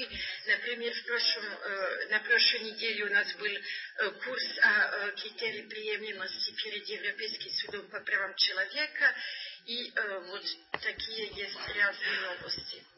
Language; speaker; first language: Russian; non-native, learner; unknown